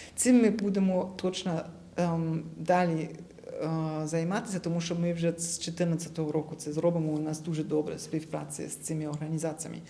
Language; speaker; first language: Ukrainian; non-native, fluent; German